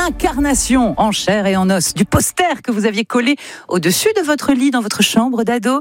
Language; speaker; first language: French; native; French